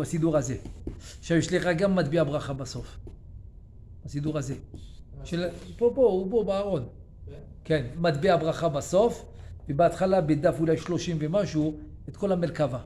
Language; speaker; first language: Hebrew; non-native, fluent; French